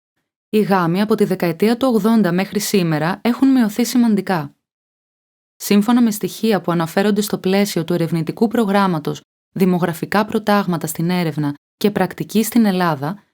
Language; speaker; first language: Greek; native; Greek